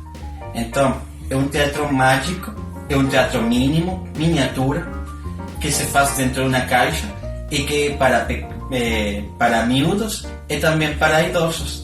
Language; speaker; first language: Portuguese; non-native, learner; Spanish